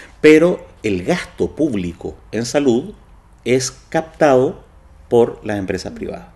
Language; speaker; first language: Spanish; native; Spanish